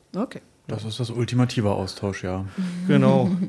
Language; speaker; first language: German; non-native, fluent; English